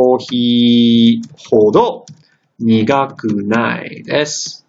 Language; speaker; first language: Japanese; non-native, fluent; English